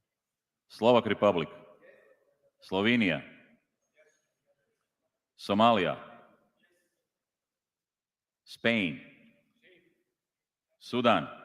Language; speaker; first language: English; non-native, fluent; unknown